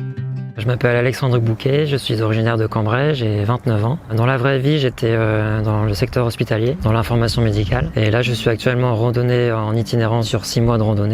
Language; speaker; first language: French; native; French